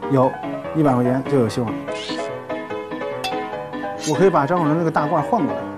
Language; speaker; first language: Chinese; native; Chinese